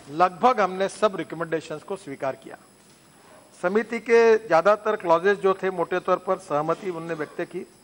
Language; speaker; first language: Hindi; non-native, local second language; Marathi